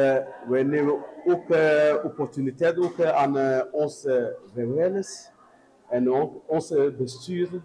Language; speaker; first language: Dutch; non-native, learner; French